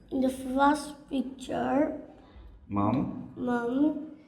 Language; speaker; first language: English; non-native, learner; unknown